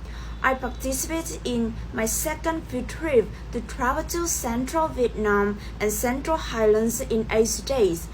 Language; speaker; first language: English; non-native, learner; Vietnamese